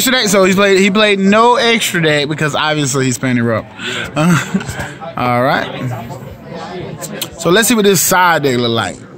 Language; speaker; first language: English; native; English